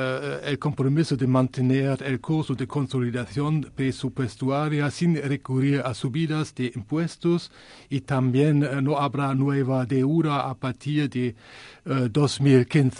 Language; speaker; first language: Spanish; non-native, learner; German